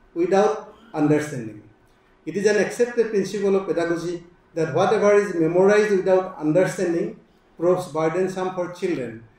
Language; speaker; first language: English; non-native, local second language; Assamese